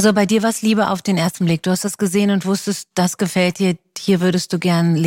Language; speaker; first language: German; native; German